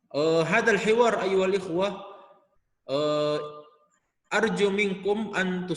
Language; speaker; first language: Arabic; non-native, fluent; Indonesian